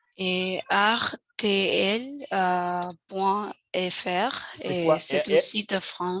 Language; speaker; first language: French; non-native, learner; Spanish